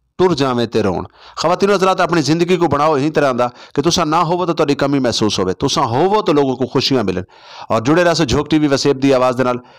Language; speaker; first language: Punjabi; non-native, local second language; Saraiki